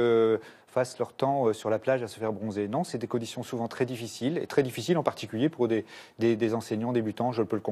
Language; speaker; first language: French; native; French